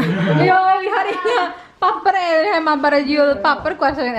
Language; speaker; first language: Swedish; non-native, fluent; Indonesian